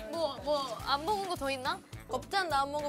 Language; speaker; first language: Korean; native; Korean